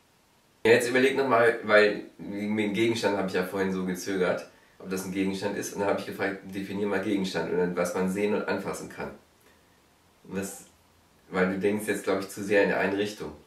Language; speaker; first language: German; native; German